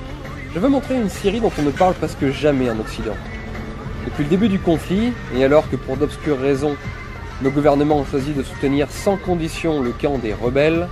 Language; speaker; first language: French; native; French